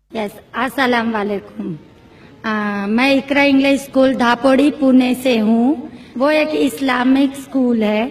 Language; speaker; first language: Hindi; non-native, local second language; Marathi